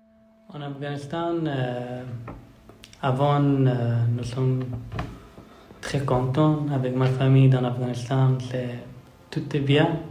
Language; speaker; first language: French; non-native, learner; Persian